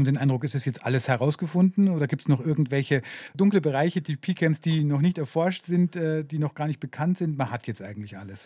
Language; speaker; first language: German; native; German